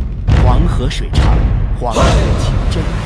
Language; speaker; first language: Chinese; native; Chinese